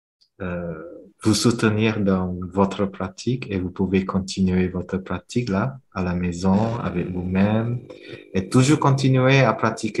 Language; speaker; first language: French; non-native, fluent; Vietnamese